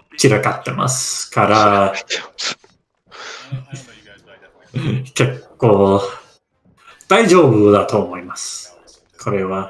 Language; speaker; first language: Japanese; non-native, learner; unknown